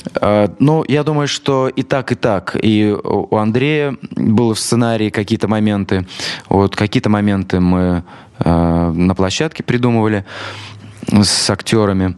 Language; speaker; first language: Russian; native; Russian